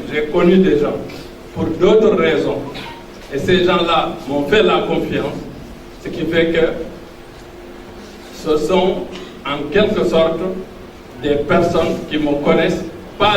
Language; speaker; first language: French; non-native, local second language; Fula